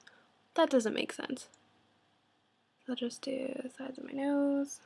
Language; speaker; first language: English; native; English